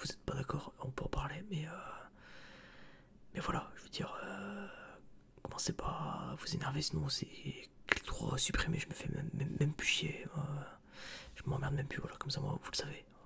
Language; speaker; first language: French; native; French